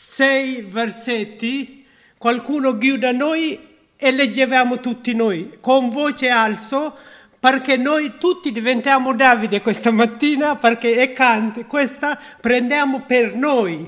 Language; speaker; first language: Italian; non-native, learner; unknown